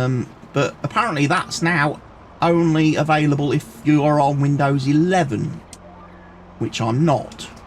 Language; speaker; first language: English; native; English